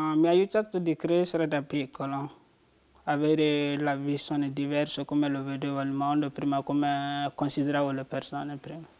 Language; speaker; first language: Italian; non-native, learner; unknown